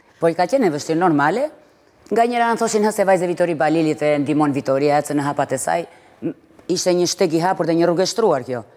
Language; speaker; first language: Albanian; early bilingual, heritage; Albanian